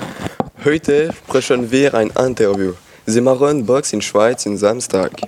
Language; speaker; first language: German; non-native, learner; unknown